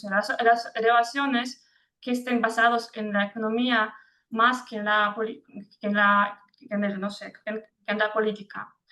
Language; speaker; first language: Spanish; non-native, fluent; Russian